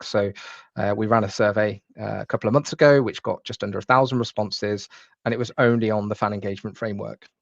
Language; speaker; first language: English; native; English